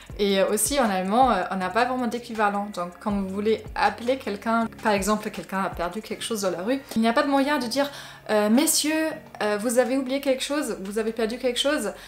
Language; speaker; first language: French; non-native, fluent; German